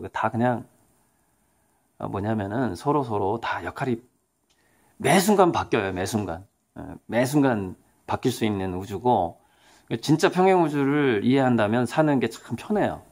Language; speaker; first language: Korean; native; Korean